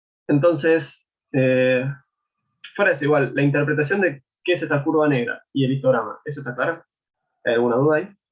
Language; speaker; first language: Spanish; native; Spanish